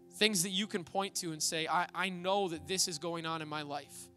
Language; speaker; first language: English; native; English